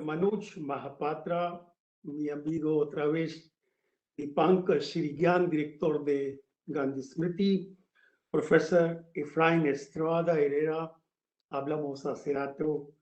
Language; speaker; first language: Spanish; non-native, fluent; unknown